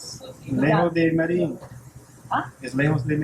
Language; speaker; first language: Spanish; non-native, learner; English